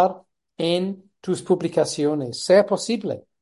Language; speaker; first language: Spanish; non-native, fluent; English